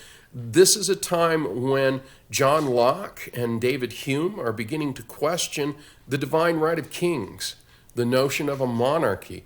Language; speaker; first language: English; native; English